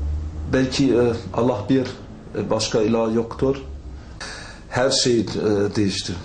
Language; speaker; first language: Turkish; non-native, learner; German